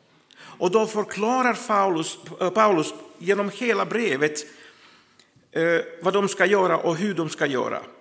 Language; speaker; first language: Swedish; non-native, fluent; Croatian